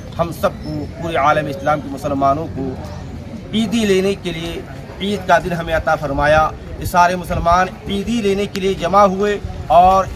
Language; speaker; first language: Urdu; native; Urdu